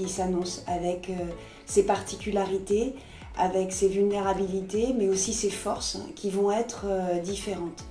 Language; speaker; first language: French; native; French